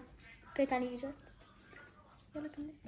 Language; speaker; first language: Arabic; native; Arabic